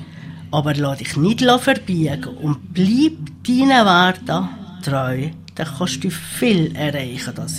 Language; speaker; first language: German; native; German